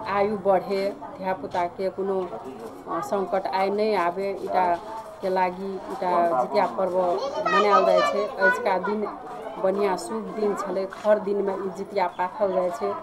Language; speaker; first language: Maithili; non-native, local second language; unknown